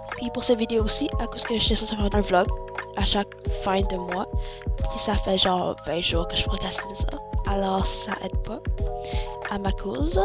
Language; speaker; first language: French; early bilingual, other home language; Chinese